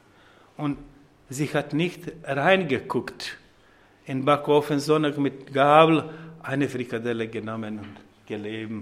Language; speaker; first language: German; non-native, fluent; Croatian